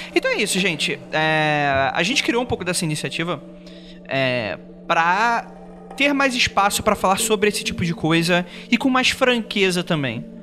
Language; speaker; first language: Portuguese; native; Portuguese